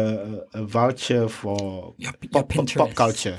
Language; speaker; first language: English; non-native, local second language; Malay